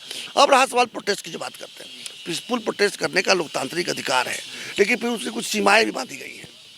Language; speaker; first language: Hindi; native; Hindi